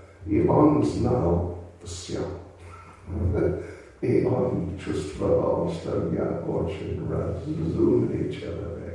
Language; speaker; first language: Russian; non-native, learner; English